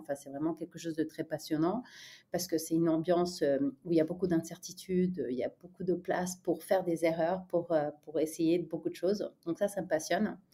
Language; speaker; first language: French; non-native, fluent; Spanish